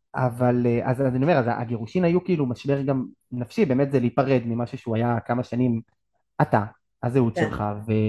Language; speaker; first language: Hebrew; native; Hebrew